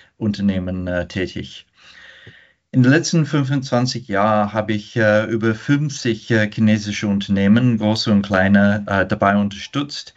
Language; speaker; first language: German; non-native, fluent; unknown